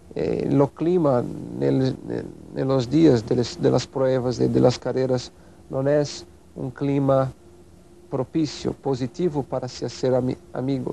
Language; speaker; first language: Spanish; non-native, fluent; Portuguese